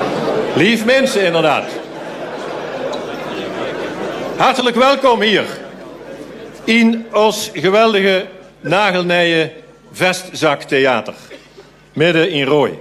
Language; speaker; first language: Dutch; native; Dutch